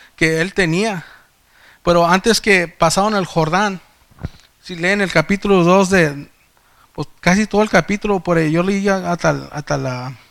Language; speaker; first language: Spanish; early bilingual, heritage; Spanish